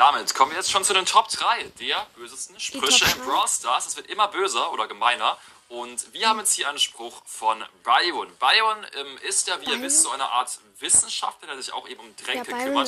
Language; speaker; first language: German; native; German